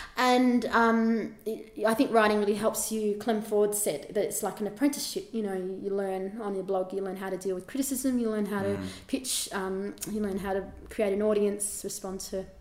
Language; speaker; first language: English; native; English